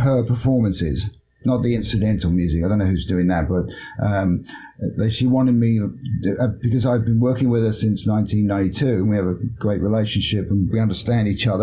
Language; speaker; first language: English; native; English